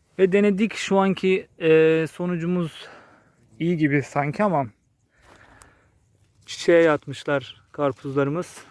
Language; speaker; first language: Turkish; native; Turkish